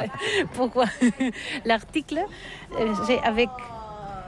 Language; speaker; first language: French; non-native, learner; Catalan